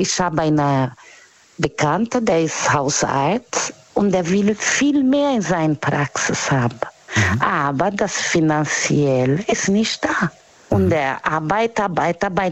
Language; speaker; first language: German; non-native, learner; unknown